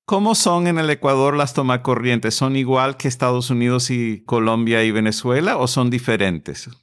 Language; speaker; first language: Spanish; non-native, fluent; English